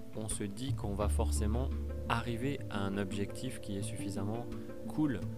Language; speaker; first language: French; native; French